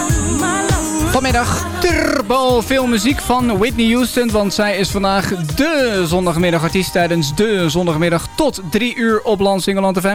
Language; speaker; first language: Dutch; native; Dutch